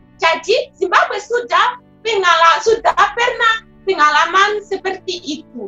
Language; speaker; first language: Indonesian; non-native, fluent; Shona